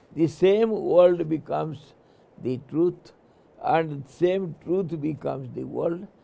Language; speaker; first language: English; non-native, local second language; Hindi